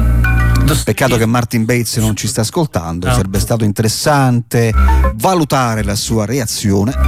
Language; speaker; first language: Italian; native; Italian